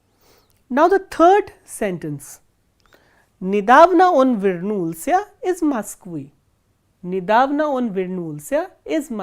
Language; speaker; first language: Russian; non-native, fluent; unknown